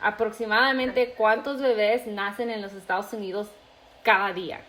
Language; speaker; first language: Spanish; early bilingual, heritage; Spanish